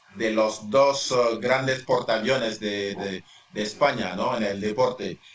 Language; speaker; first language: Spanish; non-native, fluent; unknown